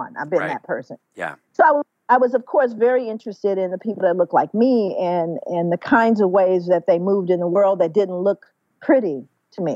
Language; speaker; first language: English; native; English